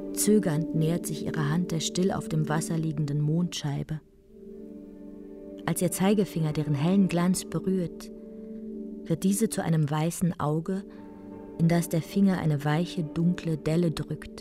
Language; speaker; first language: German; native; German